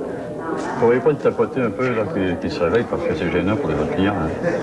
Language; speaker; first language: French; native; French